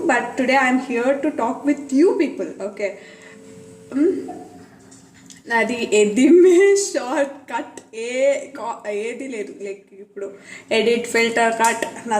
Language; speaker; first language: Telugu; non-native, learner; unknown